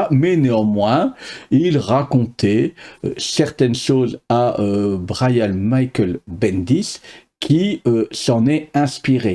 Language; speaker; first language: French; native; French